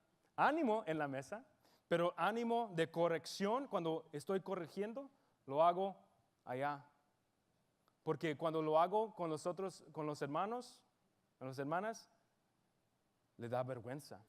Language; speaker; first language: Spanish; early bilingual, heritage; English